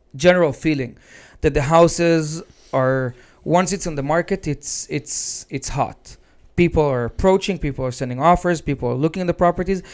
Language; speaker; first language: English; non-native, fluent; Hebrew